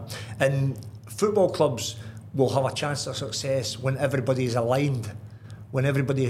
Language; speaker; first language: English; native; English